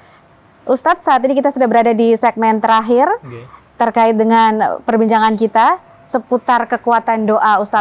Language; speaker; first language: Indonesian; native; Indonesian